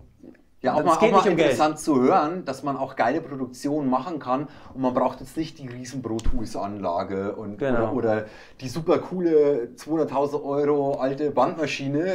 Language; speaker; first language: German; native; German